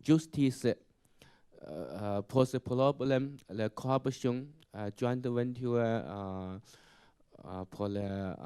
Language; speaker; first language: French; non-native, learner; Chinese